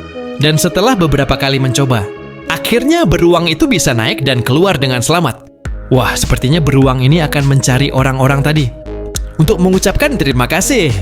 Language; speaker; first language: Indonesian; native; Indonesian